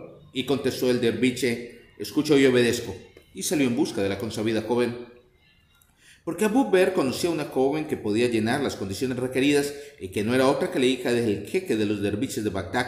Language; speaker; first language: Spanish; native; Spanish